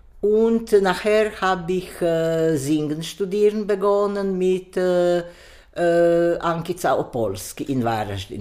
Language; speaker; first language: German; non-native, learner; Croatian